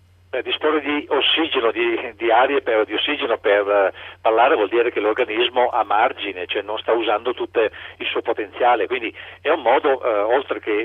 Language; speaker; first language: Italian; native; Italian